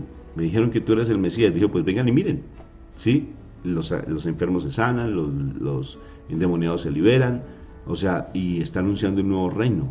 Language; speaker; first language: Spanish; native; Spanish